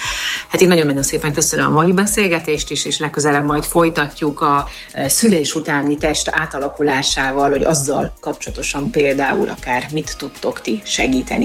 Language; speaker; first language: Hungarian; native; Hungarian